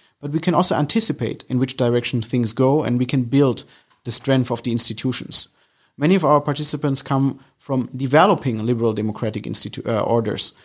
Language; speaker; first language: English; non-native, fluent; German